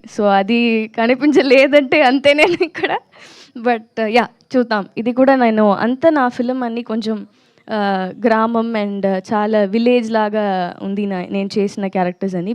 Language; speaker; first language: Telugu; non-native, learner; Tamil